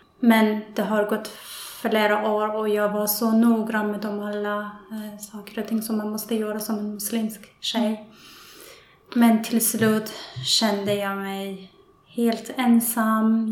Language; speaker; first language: Swedish; non-native, fluent; Persian